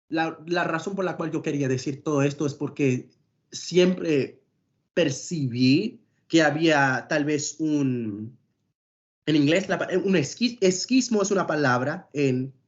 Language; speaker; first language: Spanish; non-native, fluent; English